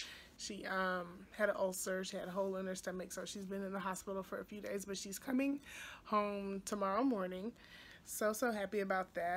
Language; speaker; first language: English; native; English